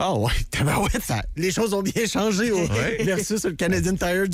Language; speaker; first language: French; native; French